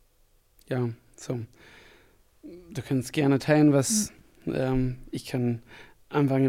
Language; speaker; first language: German; non-native, fluent; English